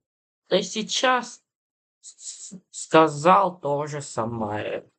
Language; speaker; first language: Russian; non-native, learner; English